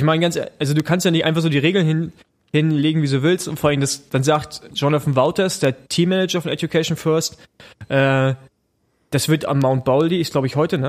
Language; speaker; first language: German; native; German